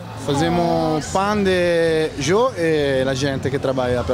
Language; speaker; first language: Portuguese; non-native, learner; Italian